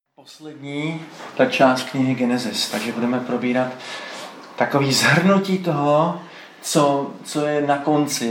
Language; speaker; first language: Czech; native; Czech